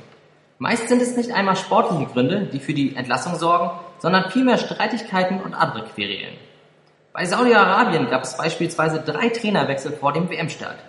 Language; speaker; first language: German; native; German